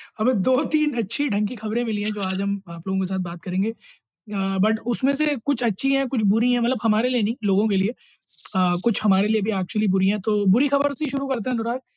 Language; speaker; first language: Hindi; native; Hindi